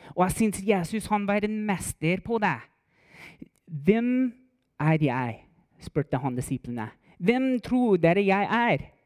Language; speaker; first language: Norwegian; non-native, fluent; English